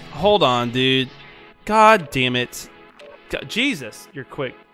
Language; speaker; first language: English; native; English